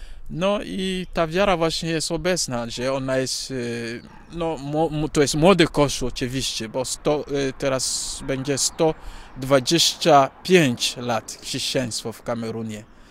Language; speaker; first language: Polish; non-native, fluent; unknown